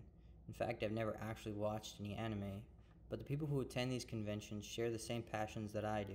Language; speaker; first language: English; native; English